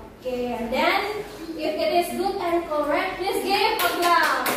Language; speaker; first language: English; non-native, fluent; Indonesian